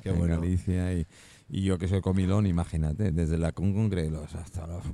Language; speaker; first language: Spanish; non-native, fluent; English